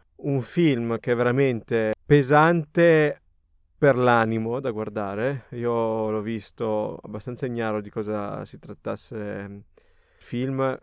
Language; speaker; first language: Italian; native; Italian